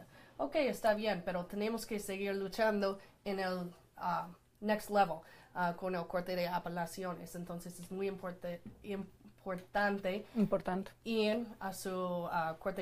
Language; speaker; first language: Spanish; non-native, fluent; English